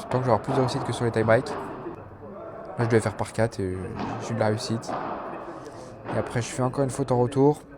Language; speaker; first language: French; native; French